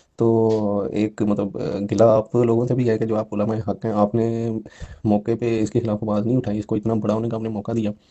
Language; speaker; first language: Urdu; non-native, local second language; Punjabi